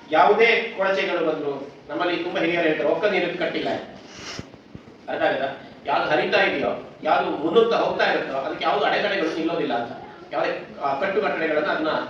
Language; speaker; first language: Kannada; non-native, local second language; Kodava